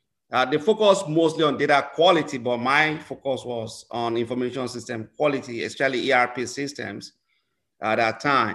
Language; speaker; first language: English; non-native, local second language; Yoruba